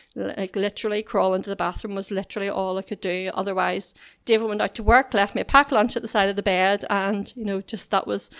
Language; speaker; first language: English; native; English